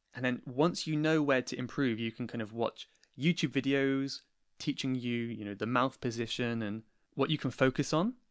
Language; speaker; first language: English; native; English